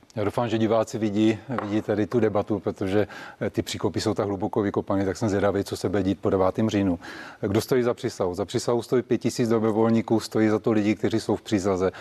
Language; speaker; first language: Czech; native; Czech